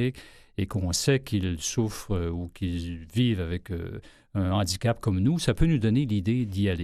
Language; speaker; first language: French; native; French